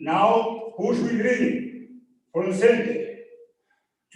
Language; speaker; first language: English; non-native, learner; Spanish